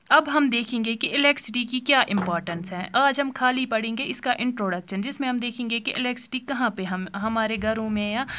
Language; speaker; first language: Hindi; non-native, local second language; Kashmiri